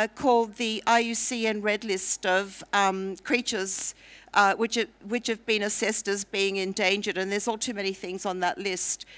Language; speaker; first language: English; native; English